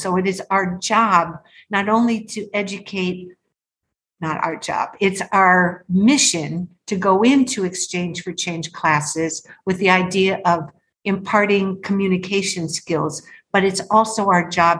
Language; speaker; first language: English; native; English